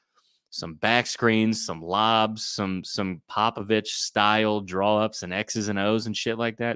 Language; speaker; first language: English; native; English